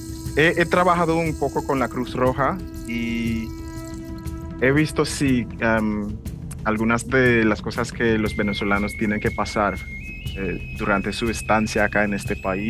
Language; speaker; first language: Spanish; non-native, fluent; English